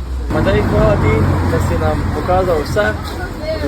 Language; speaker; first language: Slovenian; native; Slovenian